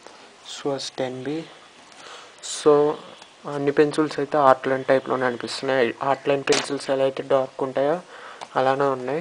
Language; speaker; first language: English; non-native, learner; Telugu